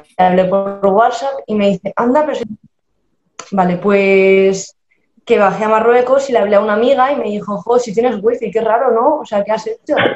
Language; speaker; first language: Spanish; early bilingual, other home language; Arabic